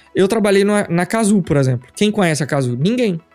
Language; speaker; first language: Portuguese; native; Portuguese